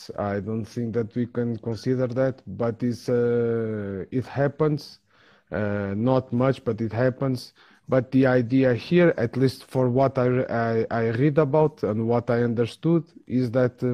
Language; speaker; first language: English; non-native, fluent; Portuguese